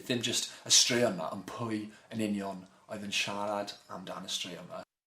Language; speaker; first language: Welsh; non-native, local second language; English